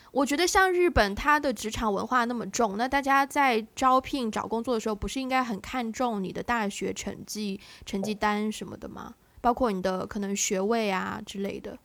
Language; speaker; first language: Chinese; native; Chinese